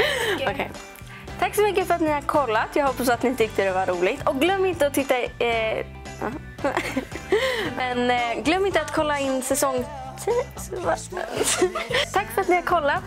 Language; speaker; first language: Swedish; native; Swedish